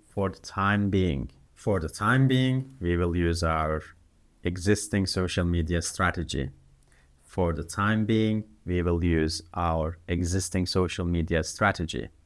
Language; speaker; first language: English; non-native, fluent; Turkish